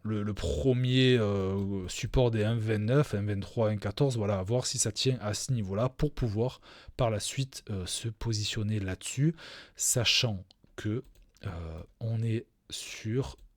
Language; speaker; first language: French; native; French